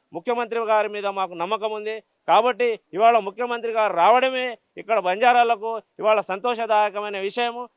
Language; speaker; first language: Telugu; non-native, local second language; Lambadi